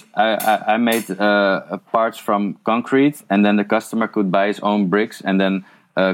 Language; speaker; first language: English; non-native, fluent; Dutch